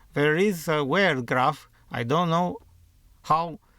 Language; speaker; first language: English; non-native, fluent; Romanian